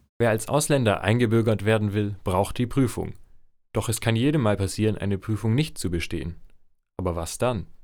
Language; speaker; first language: German; native; German